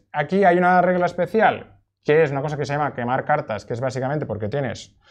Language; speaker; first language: Spanish; native; Spanish